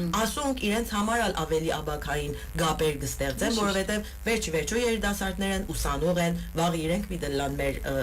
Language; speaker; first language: Armenian; early bilingual, heritage; Armenian